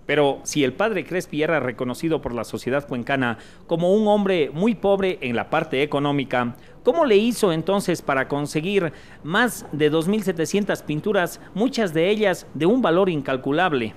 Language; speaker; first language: Spanish; native; Spanish